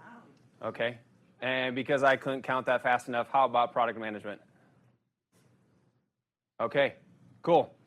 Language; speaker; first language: English; native; English